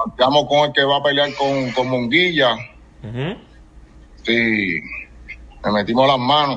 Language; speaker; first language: Spanish; early bilingual, heritage; English